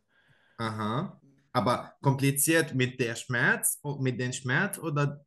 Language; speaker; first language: German; non-native, learner; Arabic